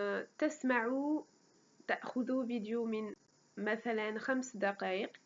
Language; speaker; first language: Arabic; non-native, fluent; French